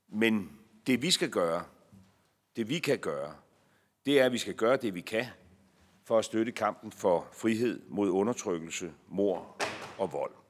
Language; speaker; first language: Danish; native; Danish